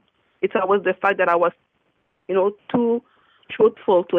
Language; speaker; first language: English; non-native, fluent; French